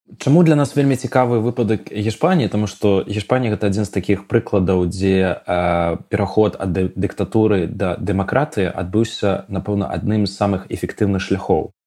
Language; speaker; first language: Belarusian; non-native, local second language; Russian